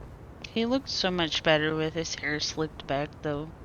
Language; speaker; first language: English; native; English